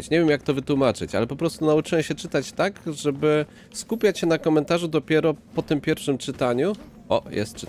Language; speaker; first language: Polish; native; Polish